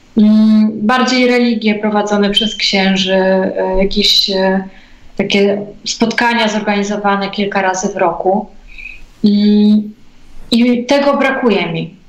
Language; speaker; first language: Polish; native; Polish